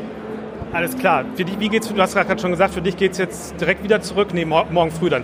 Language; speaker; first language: German; native; German